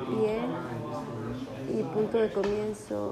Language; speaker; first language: Spanish; early bilingual, heritage; Spanish